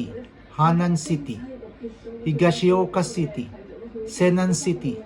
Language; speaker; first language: English; non-native, local second language; Filipino